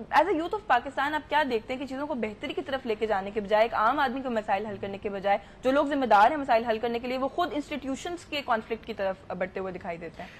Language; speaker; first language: Urdu; non-native, local second language; Punjabi